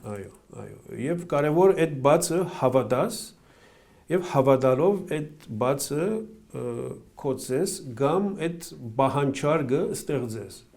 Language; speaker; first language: Armenian; early bilingual, heritage; Armenian